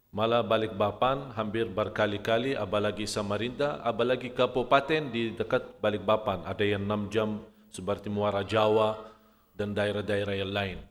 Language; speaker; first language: Malay; non-native, fluent; Arabic